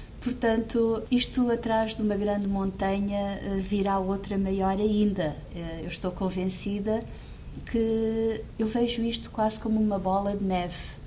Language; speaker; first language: Portuguese; early bilingual, heritage; Portuguese